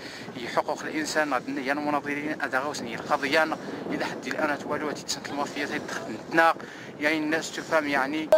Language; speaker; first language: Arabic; non-native, local second language; Berber languages